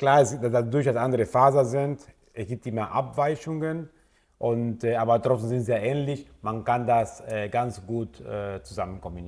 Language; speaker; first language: German; non-native, fluent; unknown